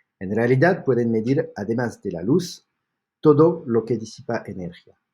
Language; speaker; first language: Spanish; non-native, fluent; French